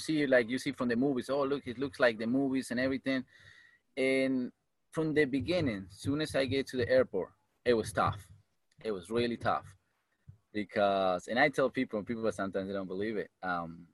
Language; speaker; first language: English; non-native, fluent; Spanish